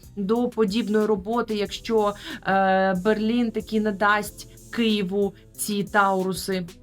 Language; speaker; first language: Ukrainian; native; Ukrainian